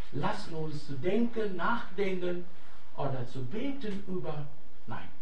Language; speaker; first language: German; non-native, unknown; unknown